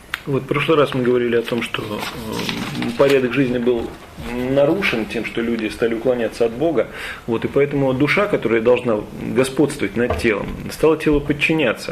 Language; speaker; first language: Russian; native; Russian